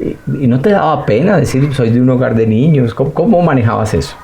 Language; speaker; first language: Spanish; native; Spanish